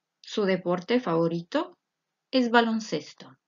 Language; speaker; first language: Spanish; non-native, fluent; Croatian